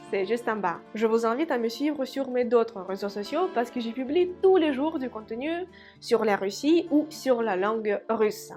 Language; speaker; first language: French; non-native, fluent; Russian